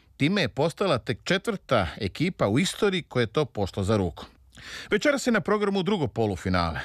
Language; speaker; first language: Serbian; native; Serbian